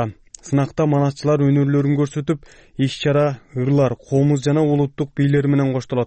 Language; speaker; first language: Kyrgyz; native; Kyrgyz